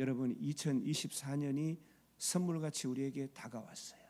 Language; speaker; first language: Korean; native; Korean